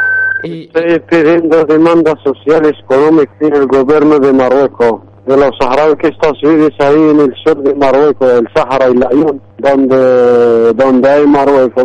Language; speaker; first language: Spanish; non-native, fluent; Arabic